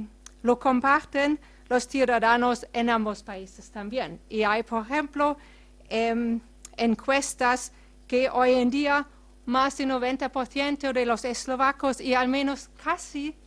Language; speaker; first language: Spanish; non-native, fluent; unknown